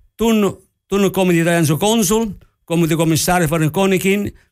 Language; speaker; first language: Dutch; non-native, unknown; Italian